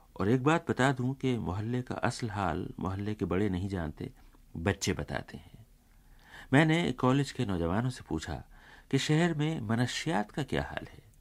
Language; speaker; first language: Urdu; native; Urdu